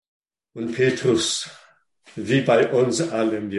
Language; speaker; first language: German; non-native, fluent; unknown